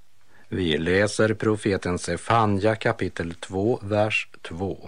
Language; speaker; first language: Swedish; native; Swedish